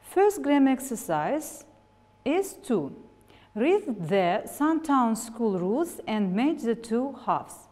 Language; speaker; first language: English; non-native, fluent; Russian